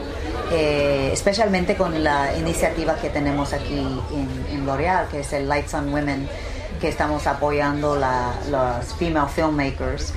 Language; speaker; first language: Spanish; early bilingual, heritage; English